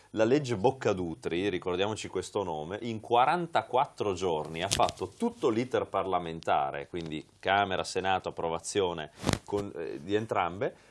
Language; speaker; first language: Italian; native; Italian